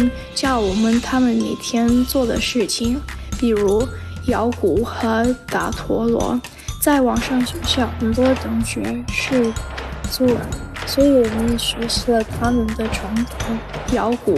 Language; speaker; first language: Chinese; non-native, learner; English